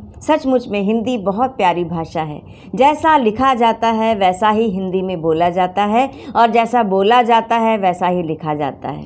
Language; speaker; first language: Hindi; native; Hindi